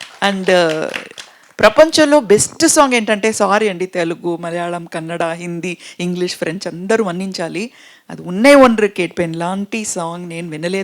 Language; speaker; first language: Telugu; non-native, fluent; Tamil